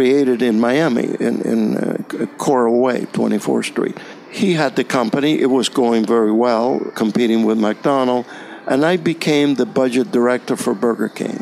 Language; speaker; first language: English; non-native, fluent; Spanish